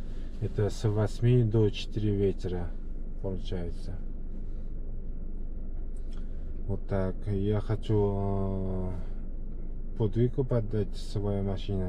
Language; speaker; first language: Russian; non-native, fluent; Uzbek